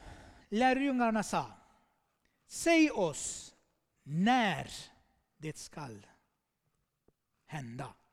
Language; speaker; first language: Swedish; non-native, fluent; Armenian